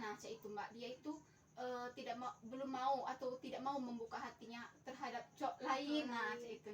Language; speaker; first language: Indonesian; native; Indonesian